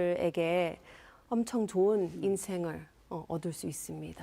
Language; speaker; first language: Korean; non-native, fluent; English